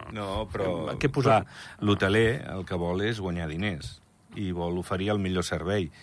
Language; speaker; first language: Catalan; native; Catalan